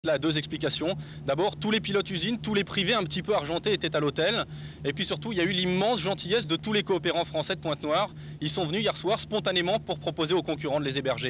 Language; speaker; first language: French; native; French